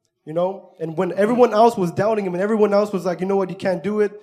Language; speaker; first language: English; early bilingual, other home language; Spanish